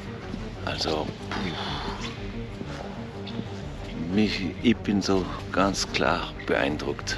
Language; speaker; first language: German; non-native, fluent; French